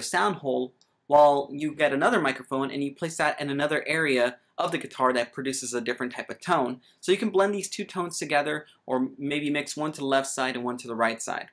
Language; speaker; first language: English; native; English